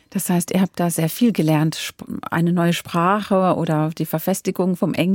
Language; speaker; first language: German; native; German